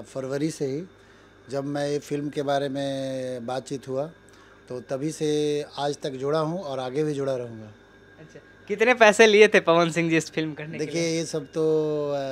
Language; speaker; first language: Hindi; native; Hindi